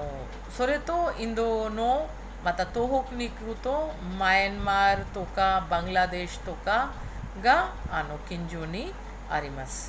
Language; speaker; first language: Japanese; non-native, fluent; Hindi